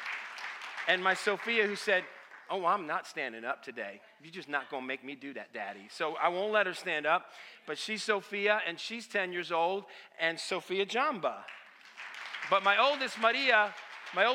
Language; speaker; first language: English; early bilingual, other home language; Italian